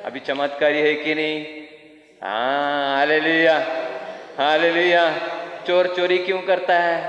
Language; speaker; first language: Hindi; non-native, local second language; Kannada